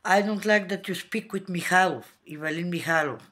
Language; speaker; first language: English; non-native, learner; Bulgarian